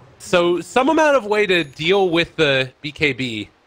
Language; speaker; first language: English; native; English